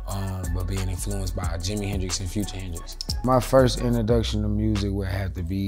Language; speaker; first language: English; native; English